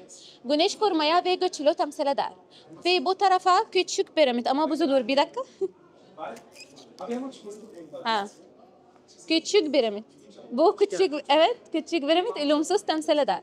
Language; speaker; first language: Turkish; non-native, learner; Arabic